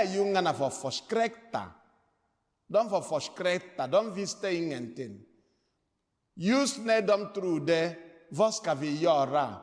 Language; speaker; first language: Swedish; non-native, fluent; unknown